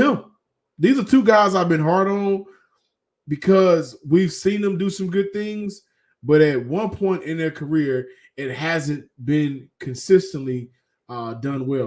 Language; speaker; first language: English; native; English